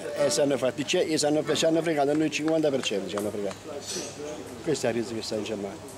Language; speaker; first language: Italian; native; Italian